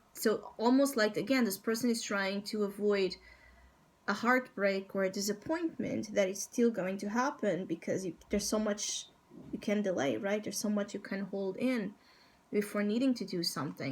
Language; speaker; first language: English; non-native, fluent; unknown